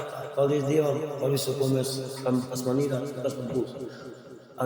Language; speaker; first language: Latvian; non-native, local second language; Russian